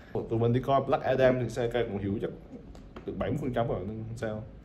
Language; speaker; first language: Vietnamese; native; Vietnamese